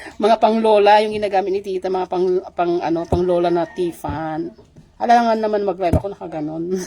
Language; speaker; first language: Filipino; non-native, local second language; Iloko